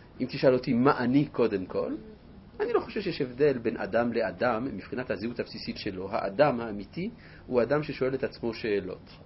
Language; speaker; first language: Hebrew; non-native, fluent; French